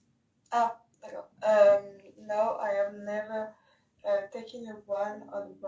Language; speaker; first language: English; non-native, learner; French